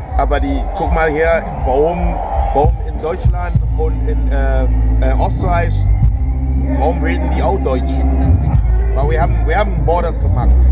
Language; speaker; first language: German; non-native, fluent; English